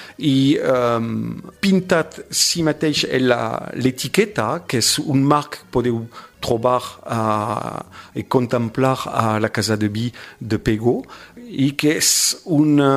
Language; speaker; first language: Catalan; non-native, fluent; French